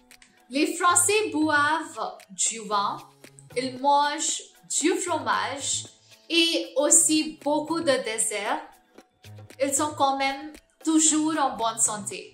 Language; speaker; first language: French; non-native, fluent; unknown